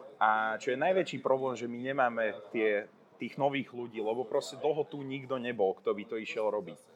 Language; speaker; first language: Slovak; non-native, local second language; Hungarian